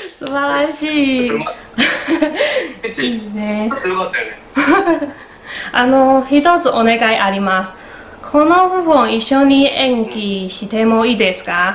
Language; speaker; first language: Japanese; non-native, learner; Chinese